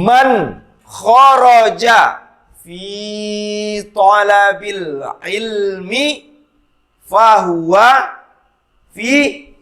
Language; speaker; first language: Arabic; non-native, fluent; Indonesian